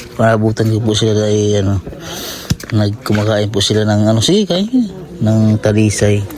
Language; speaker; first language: Filipino; non-native, local second language; Cebuano